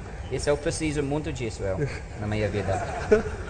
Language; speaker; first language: Portuguese; non-native, learner; English